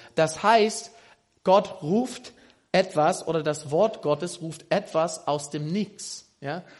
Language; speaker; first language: German; non-native, fluent; English